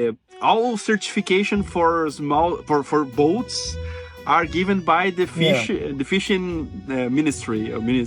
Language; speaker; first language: English; non-native, fluent; Portuguese